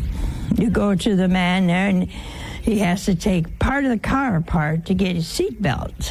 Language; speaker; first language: English; native; English